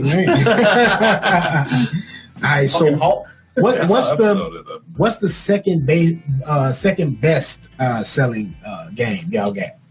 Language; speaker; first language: English; native; English